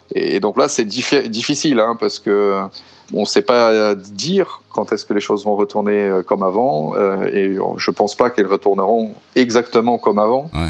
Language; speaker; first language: French; non-native, fluent; Portuguese